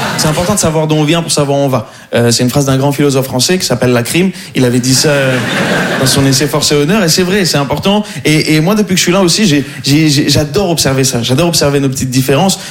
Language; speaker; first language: French; native; French